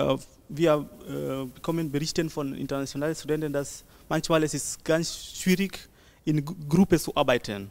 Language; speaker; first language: German; non-native, learner; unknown